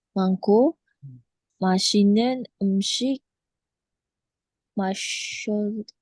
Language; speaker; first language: Korean; non-native, learner; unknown